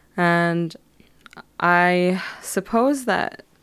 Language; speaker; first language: English; native; English